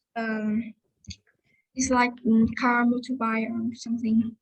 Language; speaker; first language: English; non-native, learner; Vietnamese